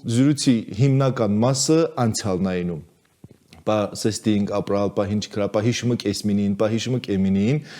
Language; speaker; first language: Armenian; native; Armenian